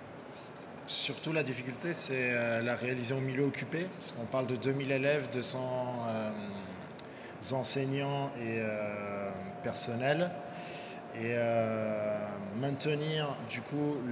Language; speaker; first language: French; native; French